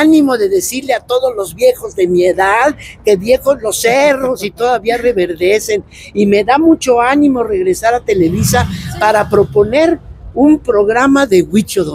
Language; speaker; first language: Spanish; native; Spanish